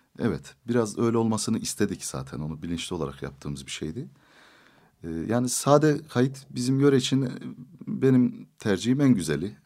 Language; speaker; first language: Turkish; native; Turkish